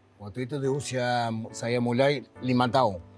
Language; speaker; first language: Indonesian; non-native, learner; Spanish